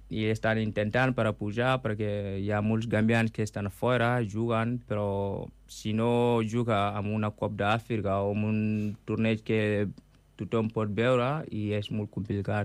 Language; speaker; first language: Catalan; non-native, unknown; Mandingo